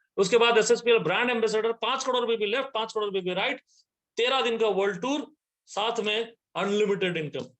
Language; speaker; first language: Hindi; non-native, local second language; Nepali